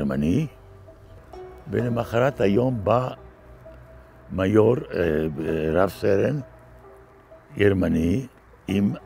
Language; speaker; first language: Hebrew; non-native, fluent; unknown